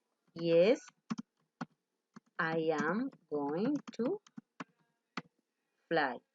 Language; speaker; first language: English; non-native, learner; Spanish